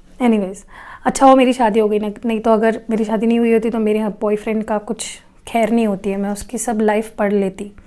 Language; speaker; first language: Hindi; non-native, local second language; Marathi